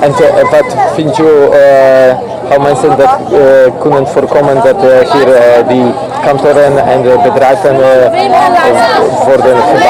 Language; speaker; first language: Dutch; non-native, learner; Polish